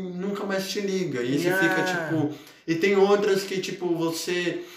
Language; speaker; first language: Portuguese; native; Portuguese